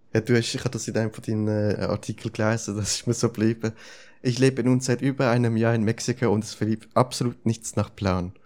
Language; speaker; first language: German; native; German